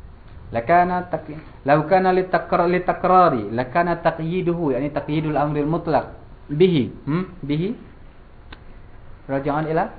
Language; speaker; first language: Arabic; non-native, fluent; Indonesian